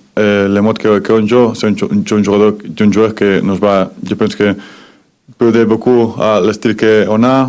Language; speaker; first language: French; non-native, fluent; Spanish